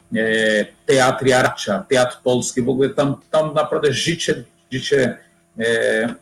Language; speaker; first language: Polish; non-native, fluent; Portuguese